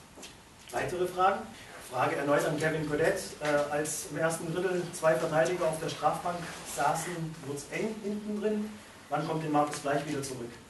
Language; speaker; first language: German; native; German